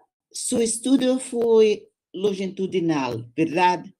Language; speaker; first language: Spanish; non-native, fluent; Portuguese